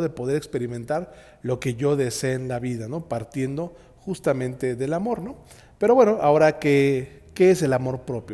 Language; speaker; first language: Spanish; native; Spanish